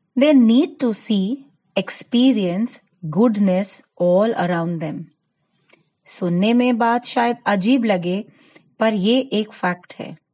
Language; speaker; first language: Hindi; non-native, local second language; Gujarati